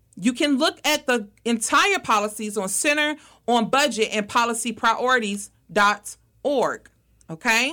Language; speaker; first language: English; native; English